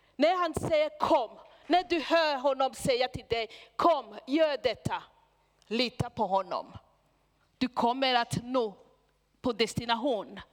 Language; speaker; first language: Swedish; non-native, fluent; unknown